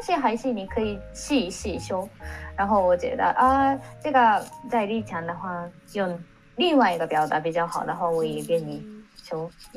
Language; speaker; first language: Chinese; non-native, fluent; Japanese